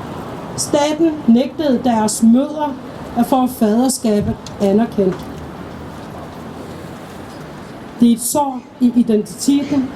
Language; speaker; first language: Danish; non-native, local second language; Kalaallisut